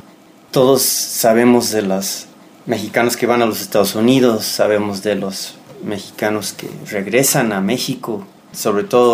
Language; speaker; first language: Spanish; non-native, fluent; English